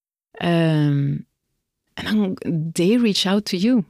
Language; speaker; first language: English; non-native, fluent; Dutch